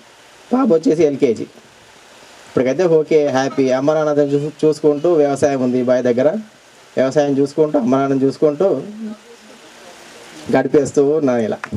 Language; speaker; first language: Telugu; native; Telugu